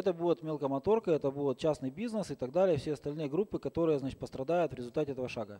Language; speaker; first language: Russian; native; Russian